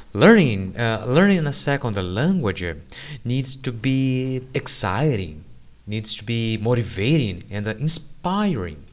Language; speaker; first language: English; non-native, fluent; Portuguese